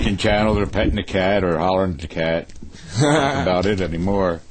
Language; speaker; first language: English; native; English